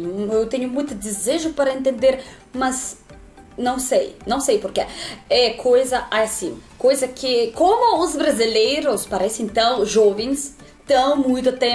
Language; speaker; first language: Portuguese; non-native, learner; Russian